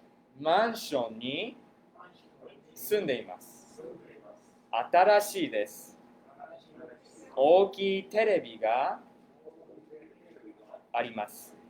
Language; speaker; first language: Japanese; non-native, fluent; English